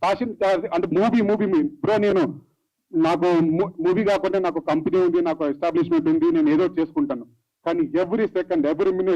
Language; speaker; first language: Telugu; native; Telugu